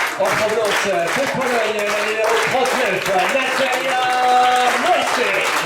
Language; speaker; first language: French; native; French